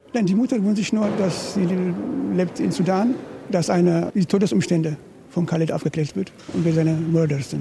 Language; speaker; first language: German; non-native, fluent; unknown